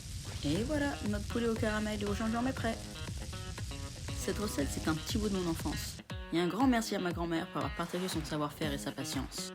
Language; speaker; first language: French; native; French